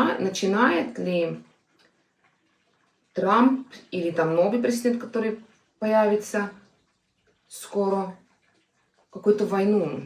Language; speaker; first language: Russian; non-native, fluent; Estonian